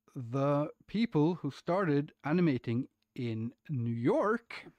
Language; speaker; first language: English; non-native, fluent; Norwegian